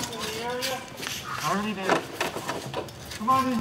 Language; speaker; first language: English; native; English